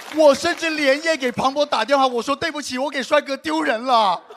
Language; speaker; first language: Chinese; native; Chinese